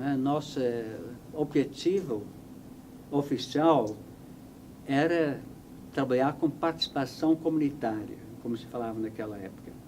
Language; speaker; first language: Portuguese; non-native, fluent; Dutch